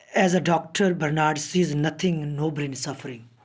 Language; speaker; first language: English; non-native, local second language; Punjabi